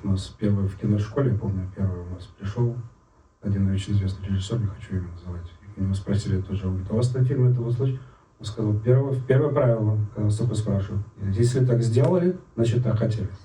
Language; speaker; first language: Russian; native; Russian